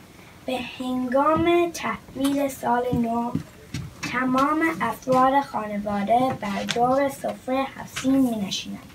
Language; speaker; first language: Persian; early bilingual, heritage; Persian